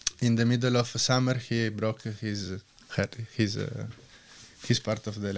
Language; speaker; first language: English; non-native, learner; Italian